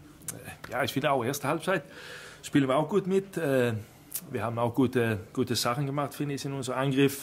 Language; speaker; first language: German; non-native, fluent; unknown